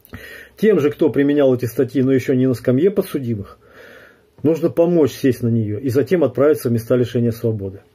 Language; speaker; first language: Russian; native; Russian